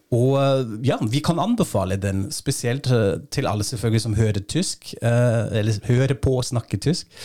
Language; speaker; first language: Norwegian; non-native, fluent; German